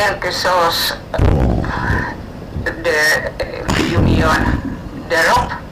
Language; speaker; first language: French; non-native, learner; Finnish